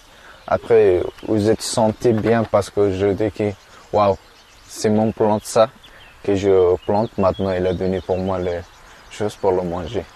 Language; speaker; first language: French; non-native, learner; Persian